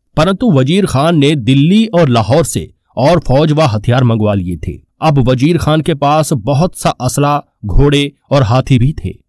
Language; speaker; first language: Hindi; non-native, local second language; Punjabi